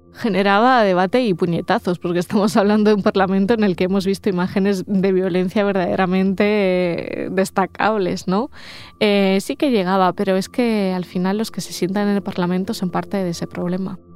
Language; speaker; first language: Spanish; early bilingual, other home language; Russian